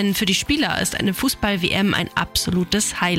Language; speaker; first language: German; native; German